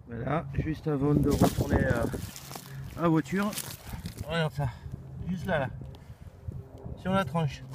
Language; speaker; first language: French; native; French